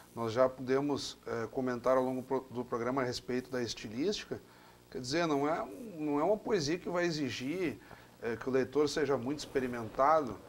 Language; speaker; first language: Portuguese; native; Portuguese